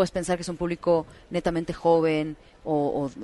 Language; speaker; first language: Spanish; native; Spanish